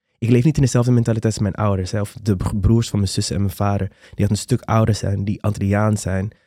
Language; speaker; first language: Dutch; non-native, local second language; Papiamento